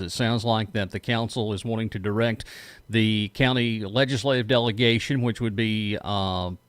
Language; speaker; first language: English; native; English